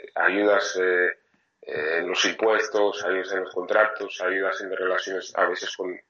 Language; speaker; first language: Spanish; non-native, fluent; French